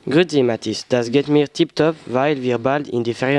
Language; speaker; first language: German; non-native, learner; French